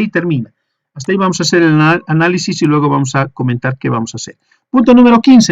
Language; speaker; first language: Spanish; native; Spanish